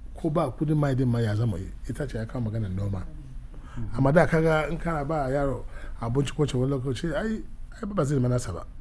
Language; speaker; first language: Hausa; non-native, local second language; Igbo